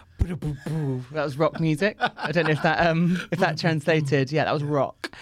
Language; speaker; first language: English; native; English